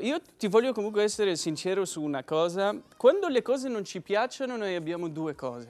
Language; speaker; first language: Italian; non-native, fluent; Arabic